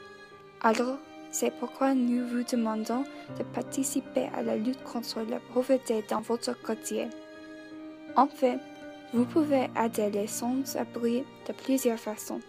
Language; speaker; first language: French; non-native, learner; English